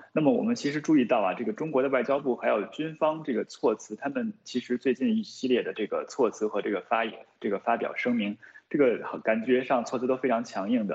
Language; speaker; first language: Chinese; native; Chinese